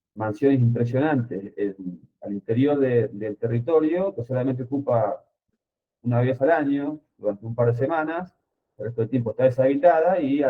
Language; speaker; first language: Spanish; native; Spanish